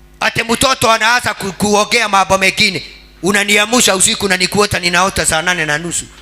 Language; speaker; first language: Swahili; non-native, local second language; Kikuyu